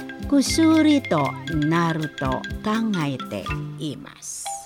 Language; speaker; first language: Japanese; non-native, learner; Indonesian